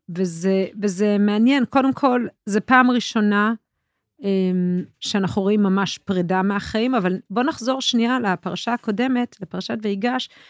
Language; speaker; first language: Hebrew; native; Hebrew